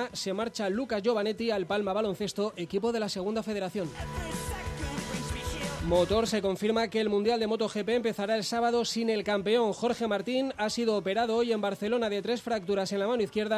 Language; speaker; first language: Spanish; native; Spanish